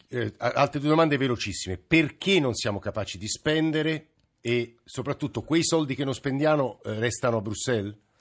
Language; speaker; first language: Italian; native; Italian